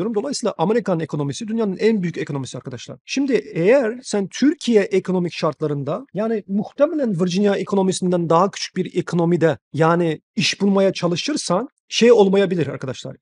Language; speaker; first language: Turkish; non-native, fluent; Chinese